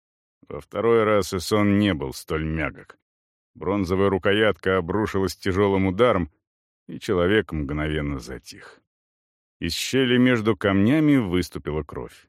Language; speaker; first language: Russian; native; Russian